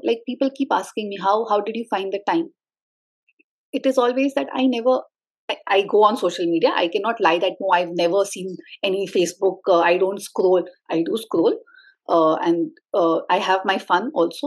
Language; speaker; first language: English; non-native, local second language; Hindi